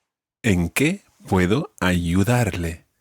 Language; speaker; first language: Spanish; non-native, fluent; English